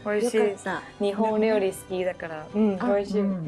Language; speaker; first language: Japanese; non-native, learner; Cantonese